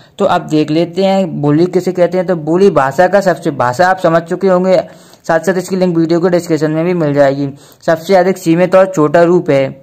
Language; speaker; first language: Hindi; native; Hindi